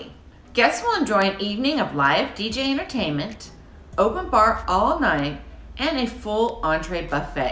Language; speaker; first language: English; native; English